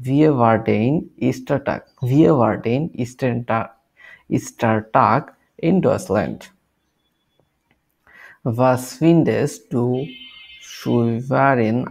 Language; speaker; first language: German; non-native, learner; Bangla